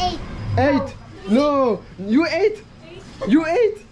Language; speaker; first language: English; non-native, learner; French